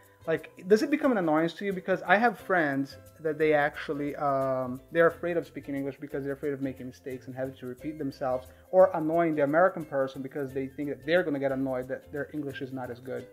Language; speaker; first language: English; non-native, fluent; Portuguese